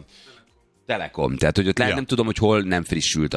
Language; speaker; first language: Hungarian; native; Hungarian